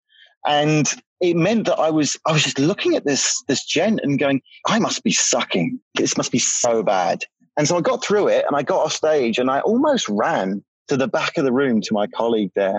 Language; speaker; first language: English; native; English